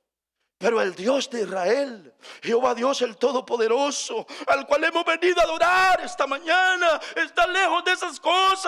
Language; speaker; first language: Spanish; native; Spanish